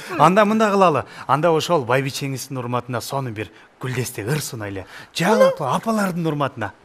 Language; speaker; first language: Kyrgyz; native; Kyrgyz